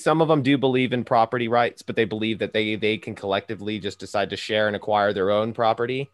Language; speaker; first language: English; native; English